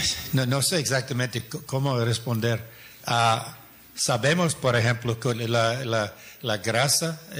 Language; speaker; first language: Spanish; non-native, fluent; English